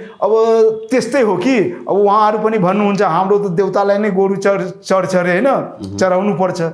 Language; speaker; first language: Nepali; non-native, local second language; Rana Tharu